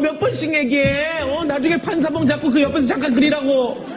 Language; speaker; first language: Korean; native; Korean